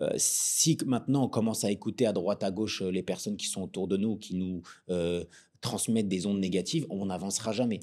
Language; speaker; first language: French; non-native, local second language; Arabic